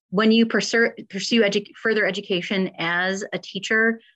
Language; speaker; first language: English; native; English